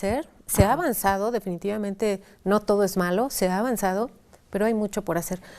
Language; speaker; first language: Spanish; native; Spanish